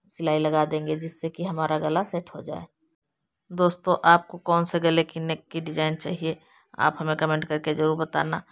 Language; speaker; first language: Hindi; native; Hindi